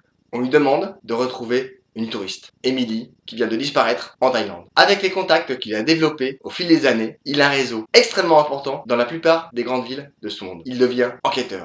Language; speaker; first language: French; native; French